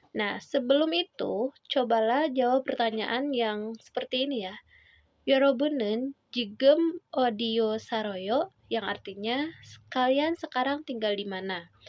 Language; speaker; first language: Indonesian; native; Indonesian